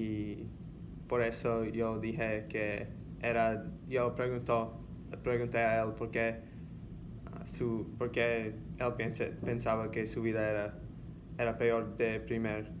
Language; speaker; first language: Spanish; non-native, learner; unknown